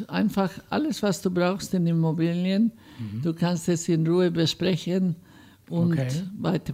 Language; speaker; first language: German; non-native, fluent; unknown